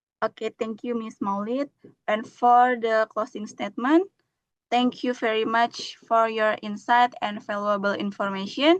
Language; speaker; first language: English; non-native, learner; Indonesian